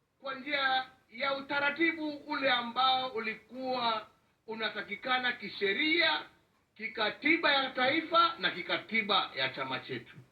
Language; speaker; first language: Swahili; non-native, local second language; Kikuyu